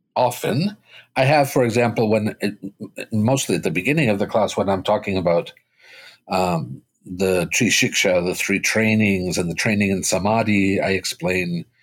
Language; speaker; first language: English; early bilingual, other home language; Spanish